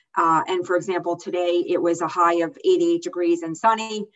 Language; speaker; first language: English; native; English